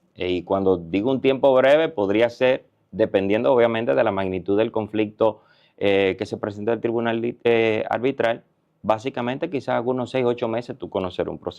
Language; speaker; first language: Spanish; native; Spanish